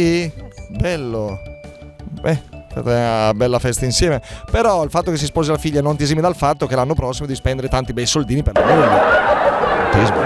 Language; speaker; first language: Italian; native; Italian